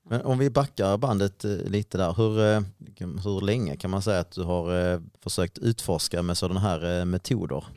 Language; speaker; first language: Swedish; native; Swedish